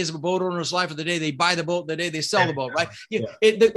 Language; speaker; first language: English; early bilingual, other home language; Dutch